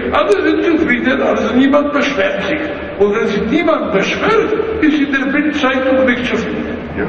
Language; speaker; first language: German; non-native, fluent; Polish